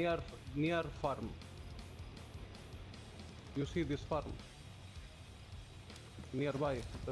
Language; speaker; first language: English; non-native, learner; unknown